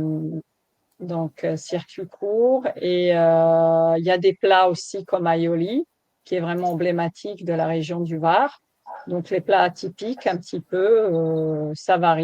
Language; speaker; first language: French; native; French